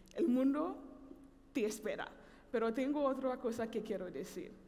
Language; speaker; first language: Spanish; non-native, fluent; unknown